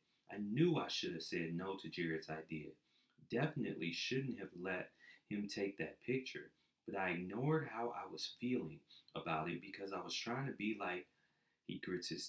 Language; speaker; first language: English; native; English